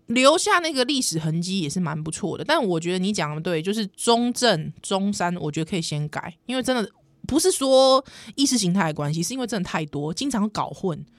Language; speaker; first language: Chinese; native; Chinese